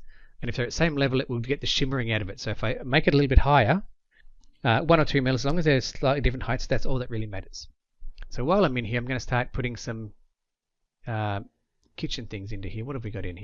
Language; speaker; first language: English; native; English